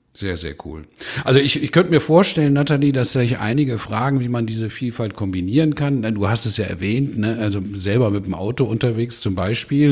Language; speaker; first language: German; native; German